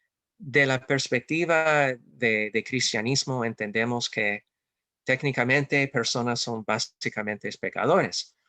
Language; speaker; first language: Spanish; non-native, fluent; English